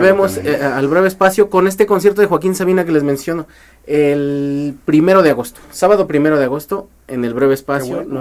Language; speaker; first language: Spanish; native; Spanish